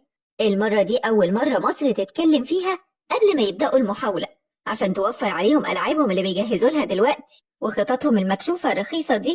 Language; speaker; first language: Arabic; native; Arabic